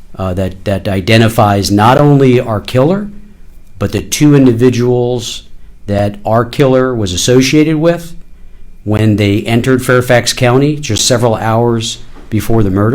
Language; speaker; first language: English; native; English